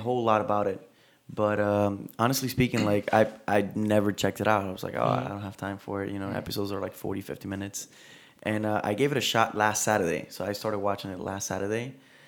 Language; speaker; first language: English; non-native, fluent; Spanish